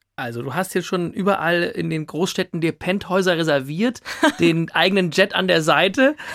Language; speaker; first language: German; native; German